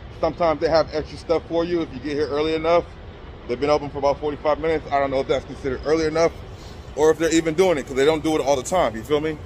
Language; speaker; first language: English; native; English